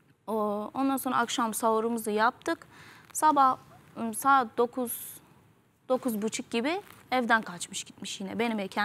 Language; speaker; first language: Turkish; native; Turkish